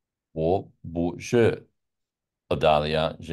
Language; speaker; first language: Chinese; non-native, learner; English